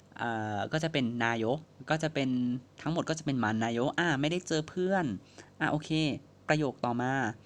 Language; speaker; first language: Thai; native; Thai